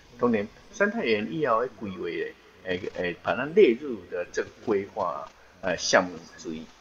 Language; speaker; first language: Chinese; native; Chinese